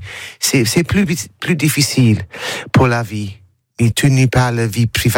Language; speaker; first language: French; non-native, learner; English